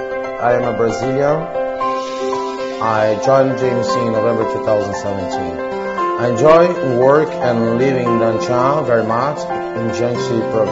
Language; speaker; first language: English; non-native, fluent; Portuguese